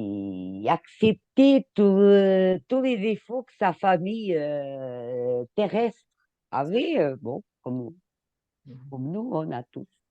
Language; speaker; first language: French; non-native, fluent; Portuguese